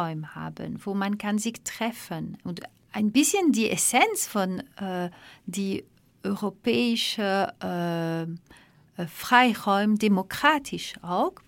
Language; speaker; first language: German; non-native, fluent; Dutch